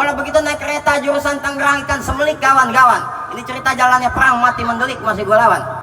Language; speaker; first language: Indonesian; native; Indonesian